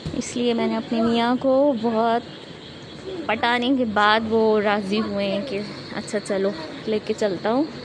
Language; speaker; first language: Urdu; native; Urdu